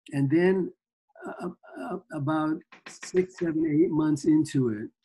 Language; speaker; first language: English; native; English